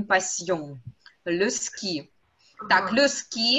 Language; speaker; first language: French; non-native, fluent; Russian